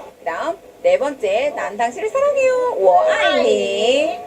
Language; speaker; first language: Korean; native; Korean